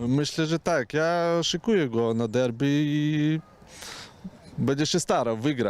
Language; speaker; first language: Polish; non-native, fluent; Ukrainian